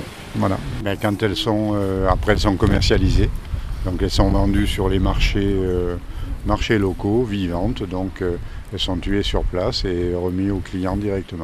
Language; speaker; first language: French; native; French